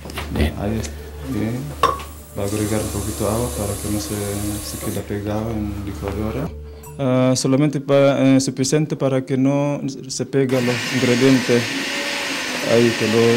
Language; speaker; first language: Spanish; non-native, fluent; Indonesian